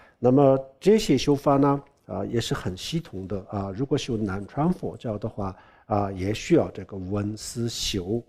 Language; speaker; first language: Chinese; non-native, local second language; Tibetan